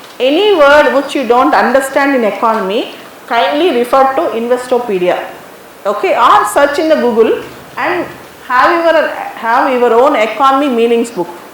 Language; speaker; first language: English; non-native, local second language; Telugu